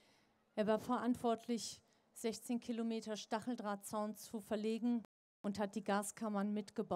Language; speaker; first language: German; native; German